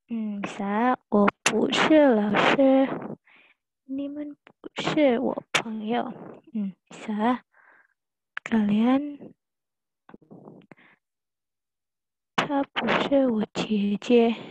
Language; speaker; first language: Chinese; non-native, learner; Indonesian